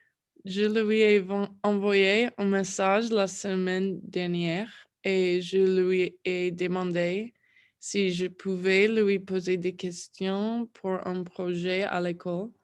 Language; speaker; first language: French; non-native, learner; English